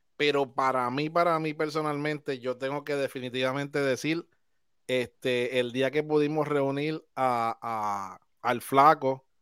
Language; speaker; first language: Spanish; native; Spanish